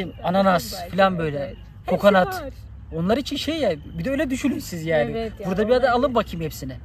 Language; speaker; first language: Turkish; native; Turkish